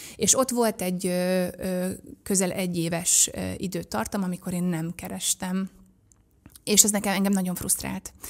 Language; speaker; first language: Hungarian; native; Hungarian